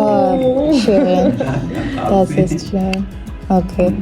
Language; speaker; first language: German; non-native, learner; Amharic